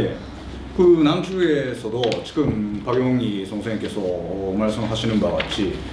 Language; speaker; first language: Korean; early bilingual, heritage; Korean